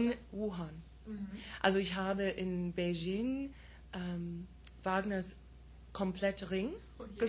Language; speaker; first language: German; non-native, fluent; English